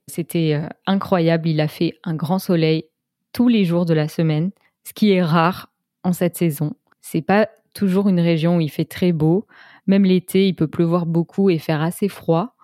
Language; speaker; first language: French; native; French